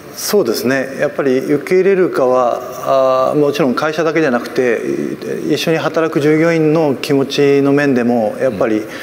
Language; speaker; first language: Japanese; native; Japanese